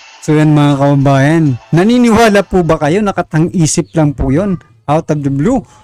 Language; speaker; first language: Filipino; native; Filipino